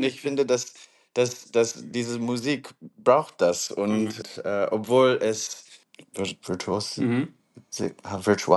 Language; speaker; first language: German; non-native, fluent; English